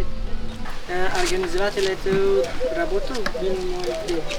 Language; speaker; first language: Russian; non-native, local second language; Tajik